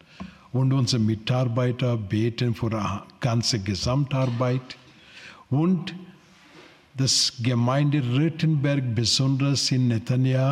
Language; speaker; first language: German; non-native, learner; Telugu